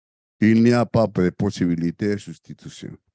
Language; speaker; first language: French; non-native, fluent; Spanish